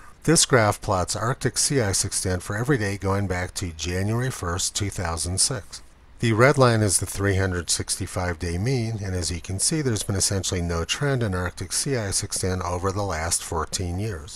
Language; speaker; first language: English; native; English